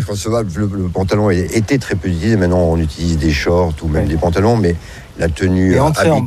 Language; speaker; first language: French; native; French